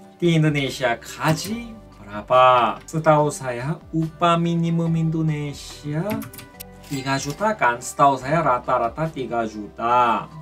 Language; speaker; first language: Indonesian; non-native, fluent; Korean